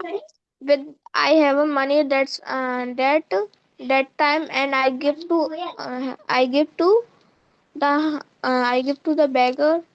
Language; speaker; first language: English; non-native, learner; Hindi